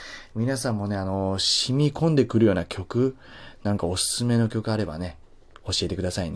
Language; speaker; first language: Japanese; native; Japanese